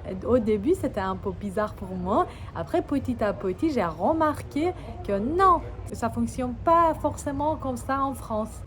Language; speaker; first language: French; non-native, fluent; Persian